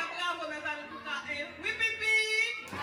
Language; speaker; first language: French; non-native, local second language; Haitian Creole